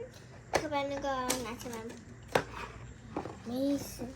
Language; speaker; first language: Chinese; early bilingual, heritage; Chinese